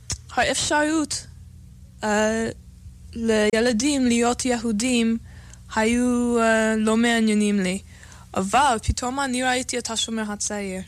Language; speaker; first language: Hebrew; non-native, learner; English